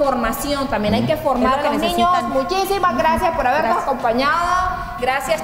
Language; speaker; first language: Spanish; native; Spanish